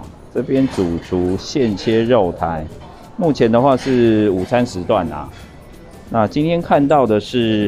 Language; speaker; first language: Chinese; native; Chinese